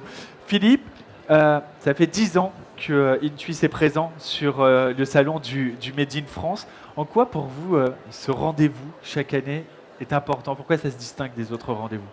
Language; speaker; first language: French; native; French